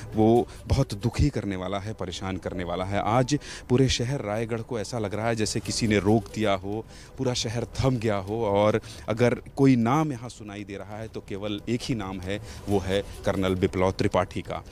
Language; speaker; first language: Hindi; native; Hindi